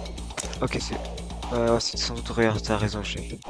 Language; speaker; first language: French; native; French